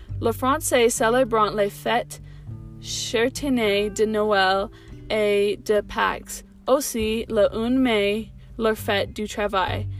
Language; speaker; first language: French; non-native, learner; English